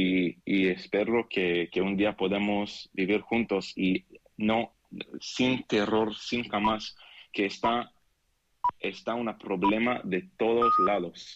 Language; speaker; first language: Spanish; non-native, learner; Hebrew